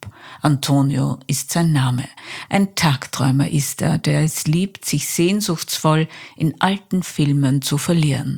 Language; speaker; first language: German; native; German